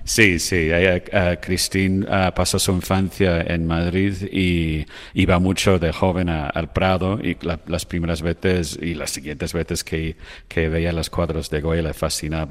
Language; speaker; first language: Spanish; non-native, fluent; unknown